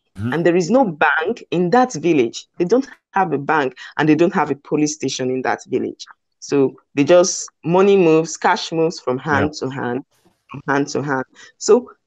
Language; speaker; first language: English; non-native, local second language; Igbo